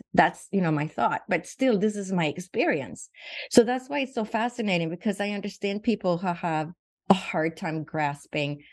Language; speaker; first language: English; non-native, fluent; Swedish